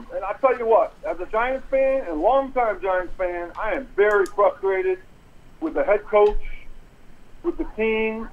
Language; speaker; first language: English; native; English